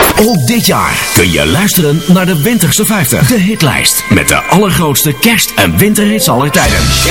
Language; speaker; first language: Dutch; native; Dutch